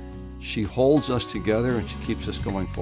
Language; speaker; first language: English; native; English